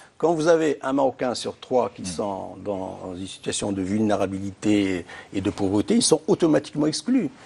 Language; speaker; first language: French; non-native, local second language; Arabic